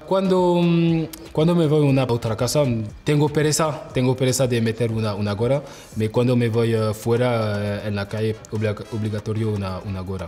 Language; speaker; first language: Spanish; non-native, learner; French